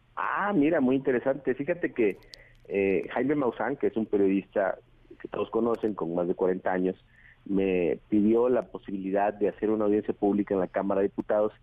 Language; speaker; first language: Spanish; native; Spanish